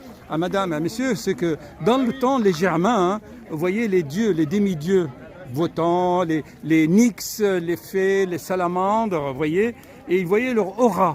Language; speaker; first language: French; non-native, fluent; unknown